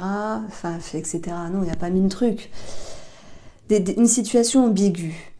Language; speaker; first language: French; native; French